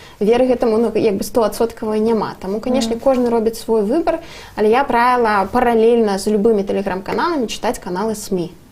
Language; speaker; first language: Belarusian; non-native, local second language; Russian